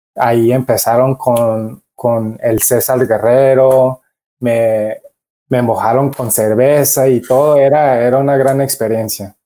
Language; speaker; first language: Spanish; early bilingual, heritage; Spanish